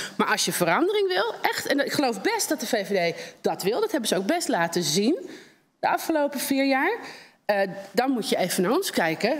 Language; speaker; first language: Dutch; native; Dutch